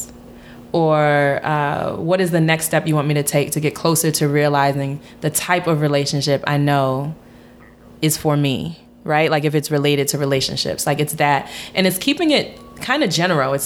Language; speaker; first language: English; native; English